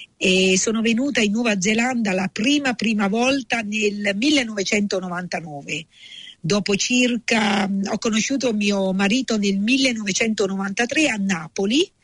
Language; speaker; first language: Italian; native; Italian